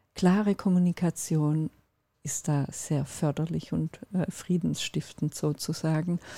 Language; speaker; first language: German; non-native, fluent; Turkish